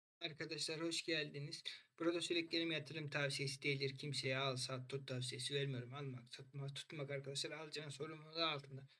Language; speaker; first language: Turkish; native; Turkish